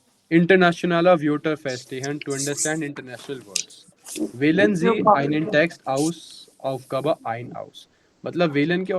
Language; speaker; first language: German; non-native, fluent; Hindi